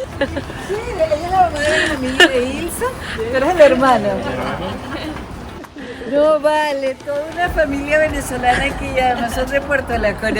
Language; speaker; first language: Spanish; native; Spanish